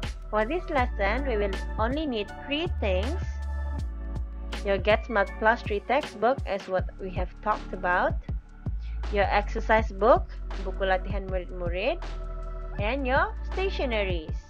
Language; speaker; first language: English; non-native, local second language; Malay